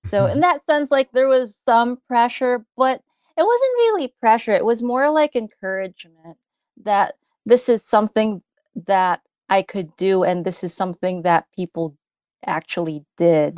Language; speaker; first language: English; non-native, local second language; Filipino